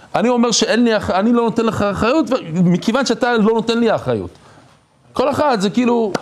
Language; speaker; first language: Hebrew; non-native, fluent; English